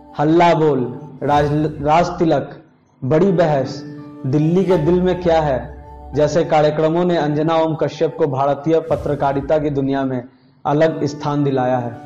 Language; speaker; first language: Hindi; native; Hindi